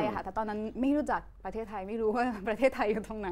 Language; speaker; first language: Thai; non-native, fluent; Portuguese